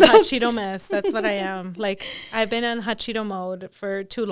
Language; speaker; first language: English; early bilingual, other home language; Spanish